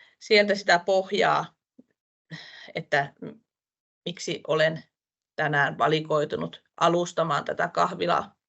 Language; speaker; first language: Finnish; non-native, local second language; Northern Sami